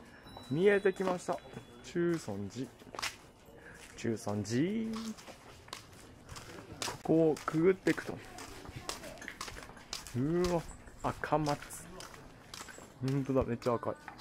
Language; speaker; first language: Japanese; native; Japanese